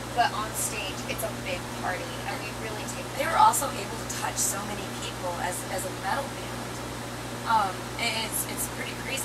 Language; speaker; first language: English; native; English